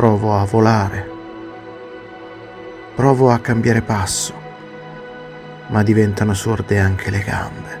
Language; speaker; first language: Italian; native; Italian